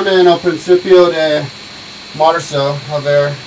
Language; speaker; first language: Spanish; non-native, learner; English